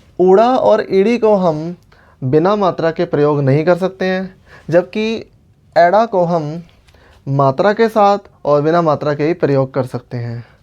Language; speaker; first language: Hindi; non-native, local second language; Punjabi